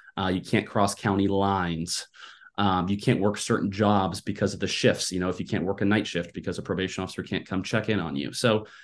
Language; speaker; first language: English; native; English